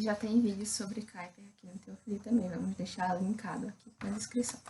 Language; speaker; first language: Portuguese; native; Portuguese